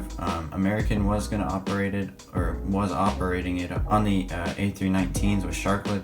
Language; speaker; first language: English; native; English